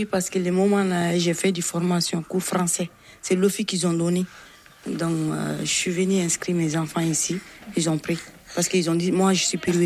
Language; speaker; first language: French; non-native, learner; Bambara